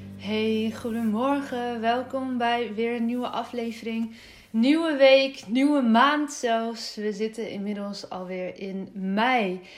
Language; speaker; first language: Dutch; native; Dutch